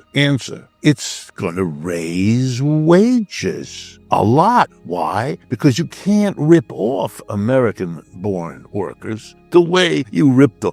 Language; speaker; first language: English; native; English